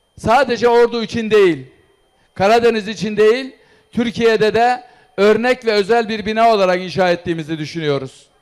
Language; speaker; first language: Turkish; native; Turkish